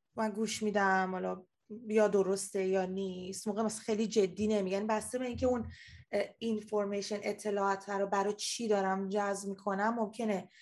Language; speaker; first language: Persian; native; Persian